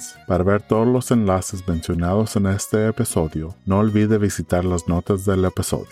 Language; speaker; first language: Spanish; early bilingual, heritage; English